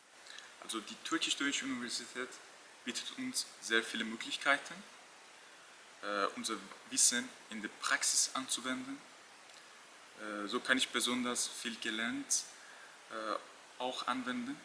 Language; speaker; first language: German; non-native, fluent; Persian